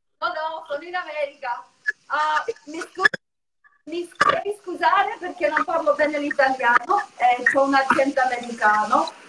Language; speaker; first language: Italian; early bilingual, heritage; Italian